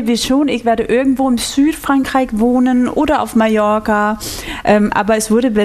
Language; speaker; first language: German; non-native, fluent; Danish